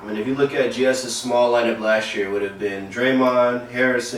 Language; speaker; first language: English; native; English